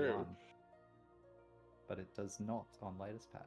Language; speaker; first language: English; native; English